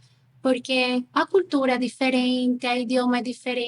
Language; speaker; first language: Portuguese; non-native, fluent; Spanish